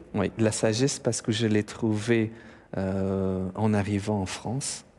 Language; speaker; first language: French; non-native, fluent; Persian